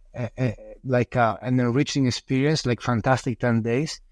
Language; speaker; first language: English; non-native, fluent; Italian